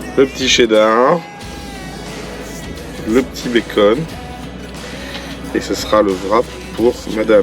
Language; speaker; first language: French; native; French